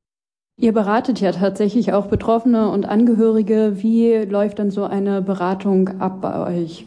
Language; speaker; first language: German; native; German